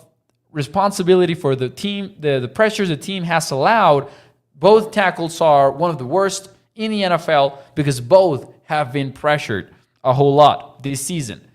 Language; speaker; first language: English; native; English